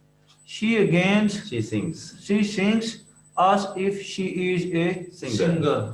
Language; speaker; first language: English; non-native, learner; Urdu